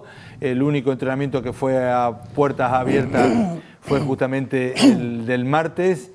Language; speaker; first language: Spanish; native; Spanish